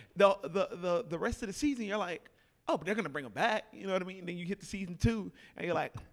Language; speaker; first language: English; native; English